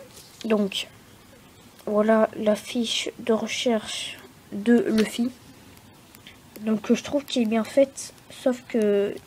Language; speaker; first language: French; native; French